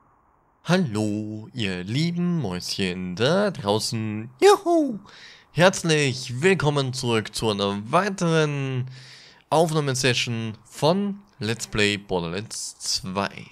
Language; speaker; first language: German; native; German